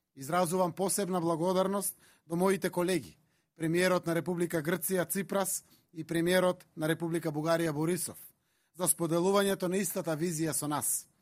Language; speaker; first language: Macedonian; native; Macedonian